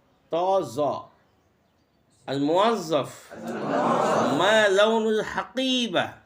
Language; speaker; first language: Arabic; non-native, fluent; Bangla